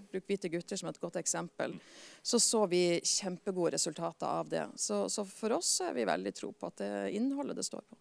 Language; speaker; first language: Norwegian; native; Norwegian